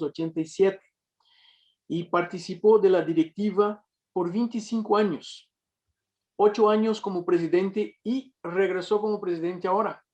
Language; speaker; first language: Spanish; non-native, fluent; Portuguese